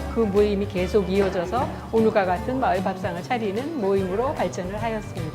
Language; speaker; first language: Korean; native; Korean